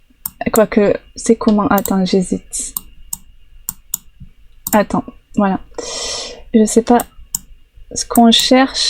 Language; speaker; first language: French; native; French